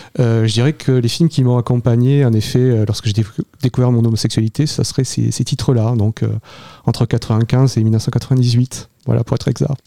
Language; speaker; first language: French; native; French